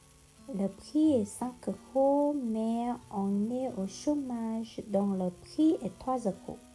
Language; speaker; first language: French; non-native, learner; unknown